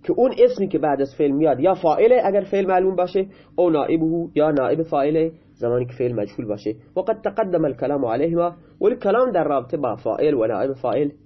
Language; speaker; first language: Persian; non-native, local second language; Baluchi